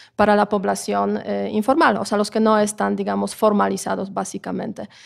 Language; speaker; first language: Spanish; non-native, fluent; Polish